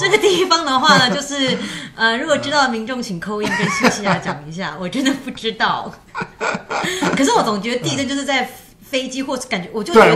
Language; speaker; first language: Chinese; native; Chinese